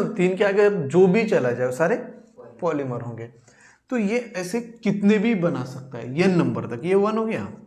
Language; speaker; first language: Hindi; non-native, local second language; Marathi